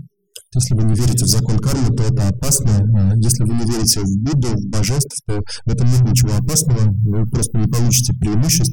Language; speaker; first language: Russian; native; Russian